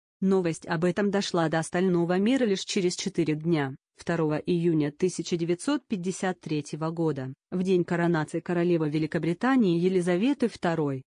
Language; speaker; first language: Russian; native; Russian